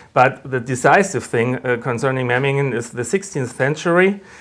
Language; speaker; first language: English; non-native, fluent; German